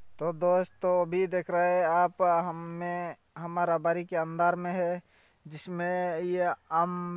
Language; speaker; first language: Hindi; non-native, local second language; Santali